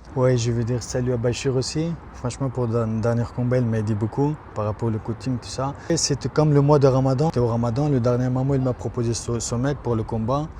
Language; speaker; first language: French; non-native, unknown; Persian